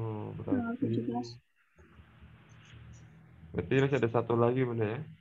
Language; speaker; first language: Indonesian; native; Indonesian